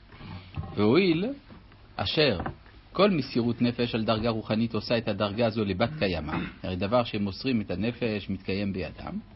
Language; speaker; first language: Hebrew; native; Hebrew